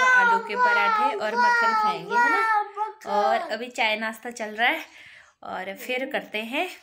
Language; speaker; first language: Hindi; native; Hindi